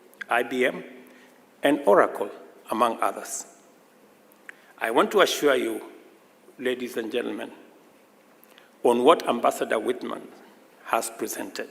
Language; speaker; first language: English; non-native, local second language; Swahili